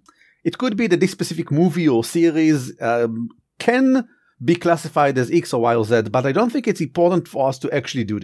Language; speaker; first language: English; non-native, fluent; Hebrew